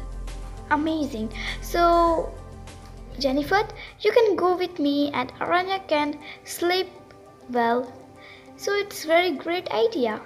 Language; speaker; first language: English; non-native, learner; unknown